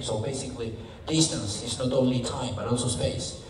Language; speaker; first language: English; non-native, fluent; Spanish